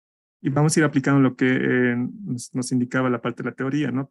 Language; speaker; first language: Spanish; native; Spanish